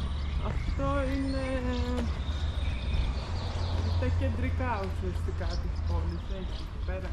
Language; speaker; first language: Greek; non-native, fluent; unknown